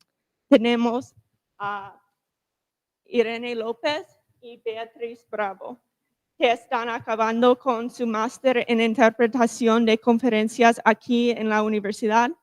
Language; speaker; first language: Spanish; non-native, fluent; English